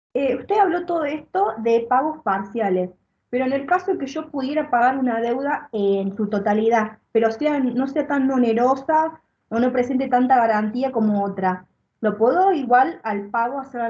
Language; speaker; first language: Spanish; native; Spanish